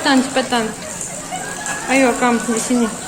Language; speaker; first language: Indonesian; non-native, learner; Russian